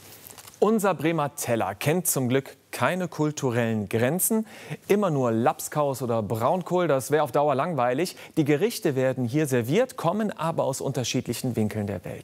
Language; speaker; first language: German; native; German